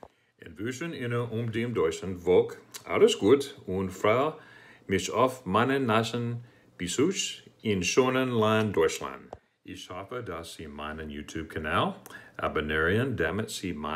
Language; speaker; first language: German; non-native, learner; English